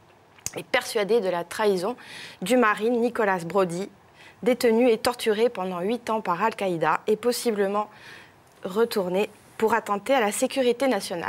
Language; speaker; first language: French; native; French